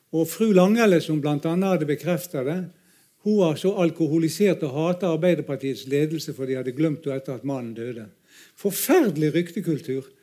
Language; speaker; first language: Norwegian; native; Norwegian